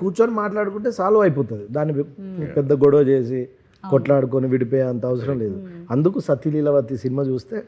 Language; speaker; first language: Telugu; native; Telugu